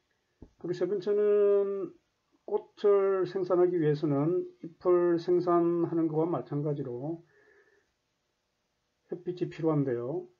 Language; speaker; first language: Korean; native; Korean